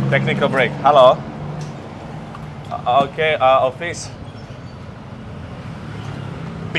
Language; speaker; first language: English; non-native, fluent; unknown